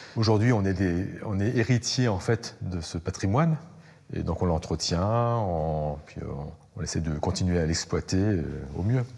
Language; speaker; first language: French; native; French